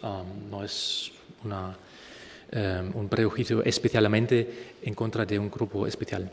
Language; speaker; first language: Spanish; non-native, fluent; German